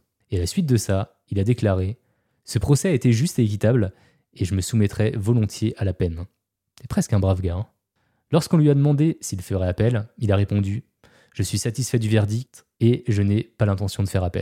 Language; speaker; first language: French; native; French